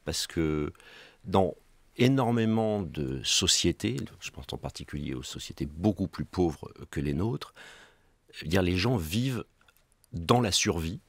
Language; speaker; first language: French; native; French